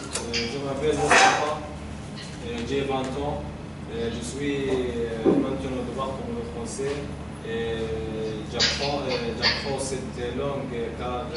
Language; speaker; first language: French; non-native, learner; Arabic